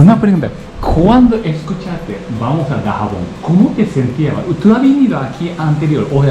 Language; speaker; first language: Spanish; non-native, learner; Japanese